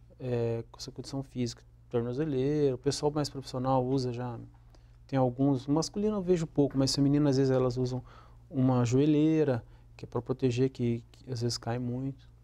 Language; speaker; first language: Portuguese; native; Portuguese